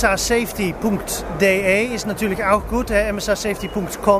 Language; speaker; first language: German; non-native, learner; English